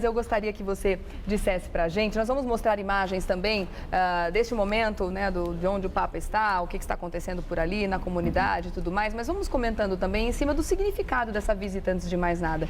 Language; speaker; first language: Portuguese; native; Portuguese